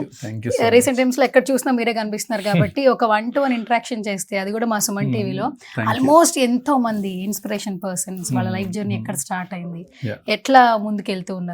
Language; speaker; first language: Telugu; native; Telugu